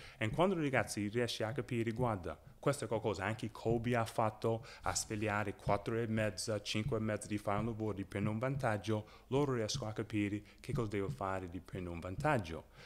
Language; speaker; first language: Italian; non-native, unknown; English